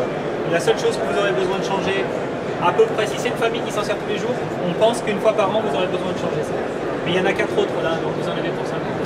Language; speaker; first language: French; native; French